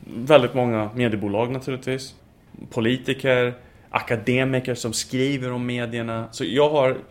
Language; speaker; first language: Swedish; non-native, fluent; English